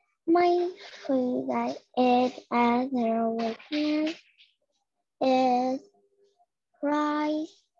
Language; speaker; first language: English; non-native, learner; Vietnamese